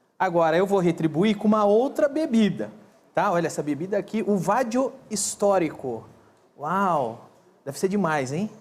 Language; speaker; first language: Portuguese; native; Portuguese